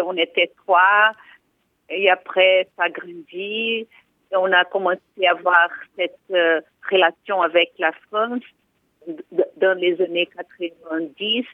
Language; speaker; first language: French; non-native, fluent; Portuguese